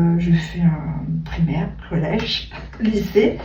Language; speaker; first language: French; native; French